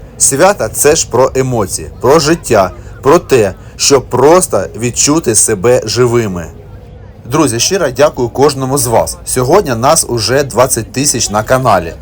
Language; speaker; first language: Ukrainian; native; Ukrainian